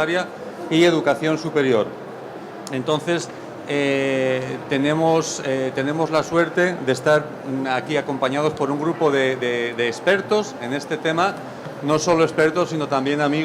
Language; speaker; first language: Spanish; native; Spanish